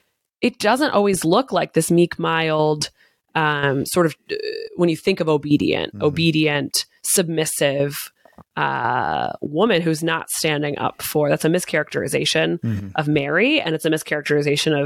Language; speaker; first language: English; native; English